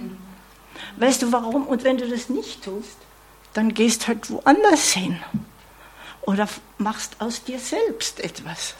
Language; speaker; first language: German; non-native, fluent; English